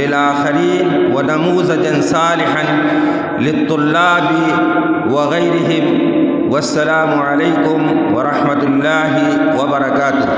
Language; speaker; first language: Arabic; non-native, fluent; Urdu